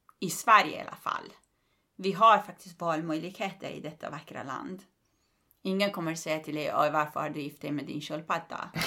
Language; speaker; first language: Swedish; non-native, fluent; Persian